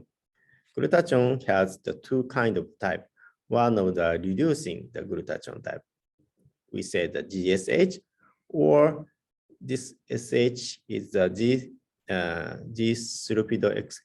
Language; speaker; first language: English; non-native, learner; Japanese